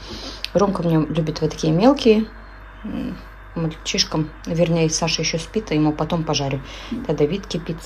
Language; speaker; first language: Russian; native; Russian